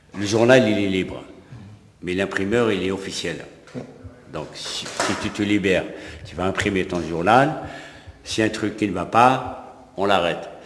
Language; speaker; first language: French; non-native, local second language; Arabic